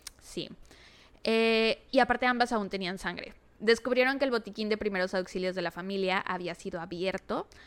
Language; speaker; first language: Spanish; native; Spanish